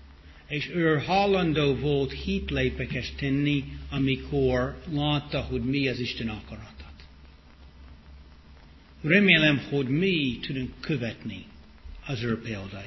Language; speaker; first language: Hungarian; non-native, fluent; English